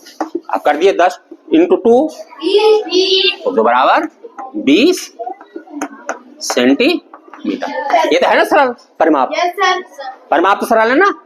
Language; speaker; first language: Hindi; native; Hindi